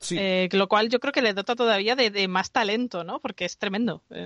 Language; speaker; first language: Spanish; native; Spanish